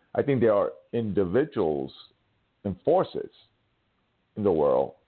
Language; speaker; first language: English; native; English